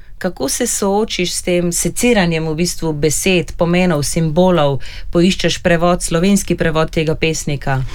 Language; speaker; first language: Slovenian; native; Slovenian